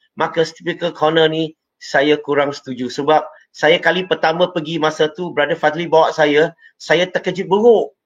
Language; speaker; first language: Malay; non-native, local second language; Chinese